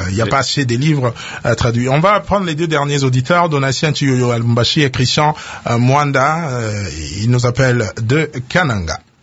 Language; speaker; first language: French; non-native, local second language; Lingala